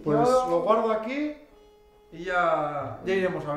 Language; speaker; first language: Spanish; native; Spanish